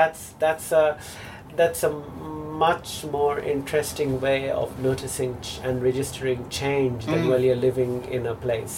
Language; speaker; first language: English; non-native, local second language; Bangla